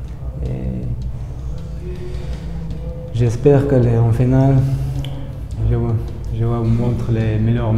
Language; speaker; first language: French; non-native, learner; Chechen